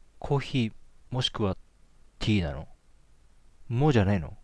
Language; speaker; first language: Japanese; native; Japanese